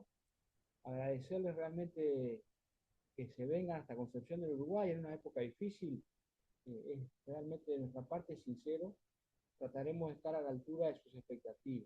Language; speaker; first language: Spanish; native; Spanish